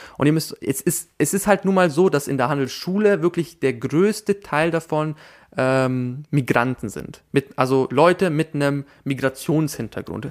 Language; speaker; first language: German; early bilingual, other home language; Albanian